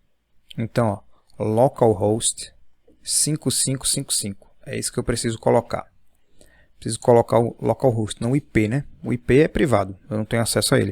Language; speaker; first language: Portuguese; native; Portuguese